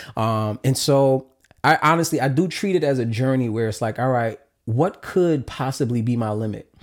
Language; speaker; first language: English; native; English